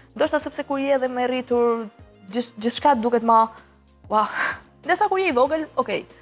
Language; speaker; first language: Albanian; early bilingual, heritage; Albanian